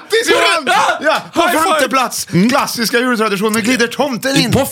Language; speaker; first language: Swedish; native; Swedish